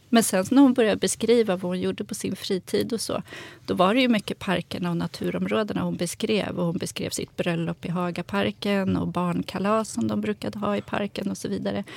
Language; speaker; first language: Swedish; native; Swedish